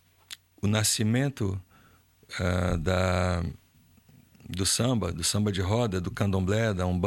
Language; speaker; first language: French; non-native, learner; Portuguese